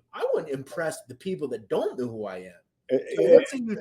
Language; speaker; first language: English; native; English